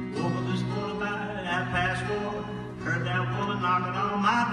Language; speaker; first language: English; native; English